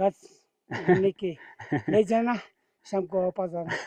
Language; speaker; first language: Hindi; non-native, local second language; Ladakhi